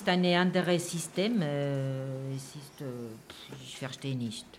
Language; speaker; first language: German; non-native, learner; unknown